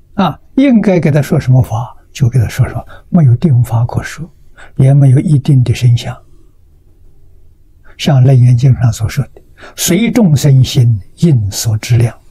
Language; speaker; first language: Chinese; native; Chinese